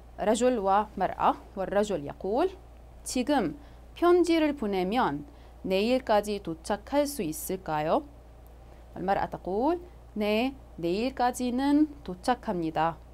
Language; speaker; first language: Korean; non-native, fluent; Arabic